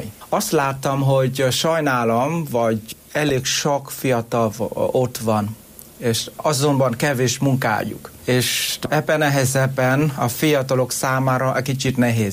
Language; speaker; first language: Hungarian; non-native, learner; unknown